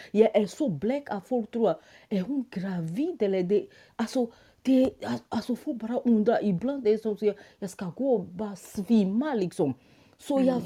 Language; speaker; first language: Swedish; non-native, fluent; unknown